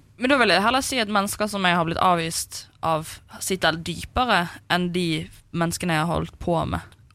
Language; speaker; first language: Norwegian; native; Norwegian